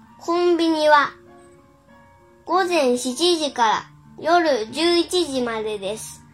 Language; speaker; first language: Japanese; early bilingual, other home language; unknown